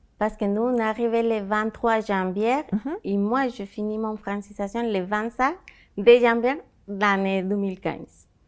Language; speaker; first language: French; non-native, learner; Spanish